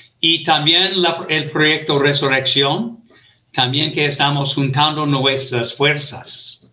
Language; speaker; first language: Spanish; non-native, fluent; English